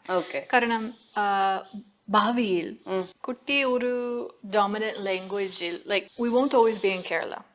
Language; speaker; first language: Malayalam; non-native, learner; English